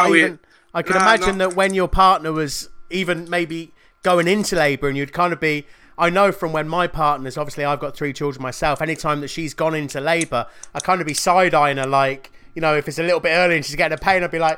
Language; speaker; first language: English; native; English